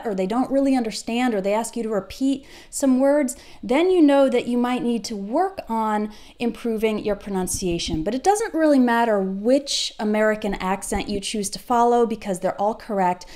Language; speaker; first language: English; native; English